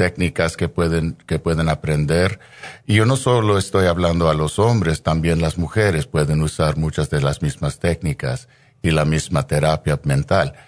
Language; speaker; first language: Spanish; early bilingual, heritage; Spanish